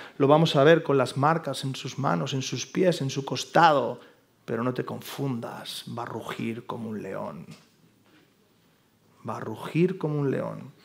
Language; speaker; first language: Spanish; native; Spanish